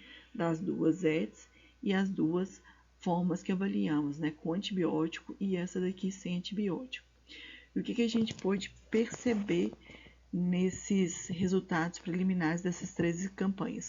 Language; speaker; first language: Portuguese; native; Portuguese